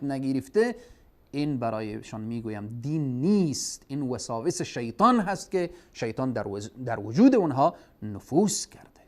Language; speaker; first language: Persian; native; Persian